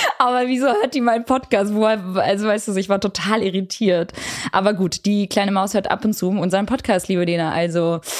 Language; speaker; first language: German; early bilingual, other home language; Albanian